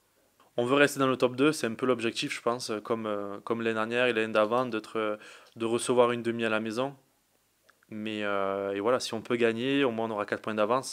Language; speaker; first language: French; native; French